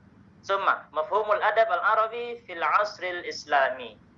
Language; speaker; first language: Arabic; non-native, learner; Indonesian